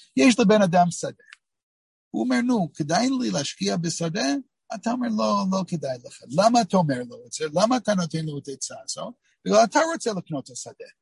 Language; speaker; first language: Hebrew; non-native, fluent; English